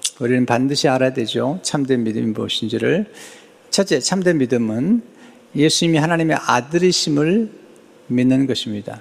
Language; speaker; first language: Korean; native; Korean